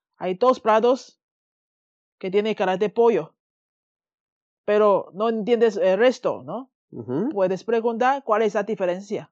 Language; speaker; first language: Spanish; non-native, fluent; Chinese